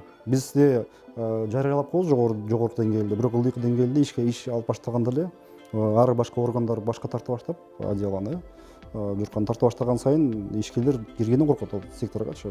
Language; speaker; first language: Kyrgyz; native; Kyrgyz